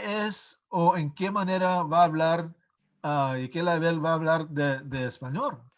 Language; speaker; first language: Spanish; early bilingual, heritage; English